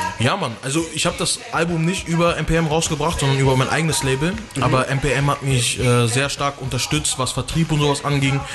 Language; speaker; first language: German; early bilingual, other home language; Portuguese